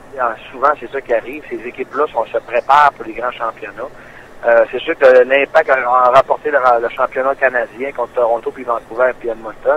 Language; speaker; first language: French; native; French